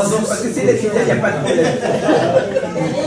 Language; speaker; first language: French; non-native, fluent; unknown